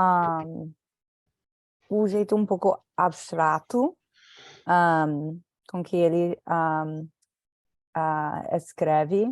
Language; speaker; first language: Portuguese; non-native, fluent; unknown